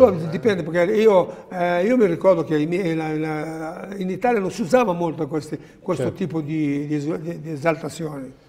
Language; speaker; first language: Italian; non-native, fluent; Portuguese